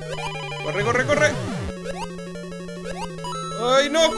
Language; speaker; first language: Spanish; native; Spanish